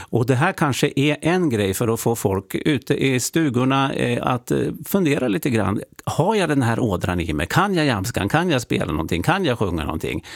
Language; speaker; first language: Swedish; native; Swedish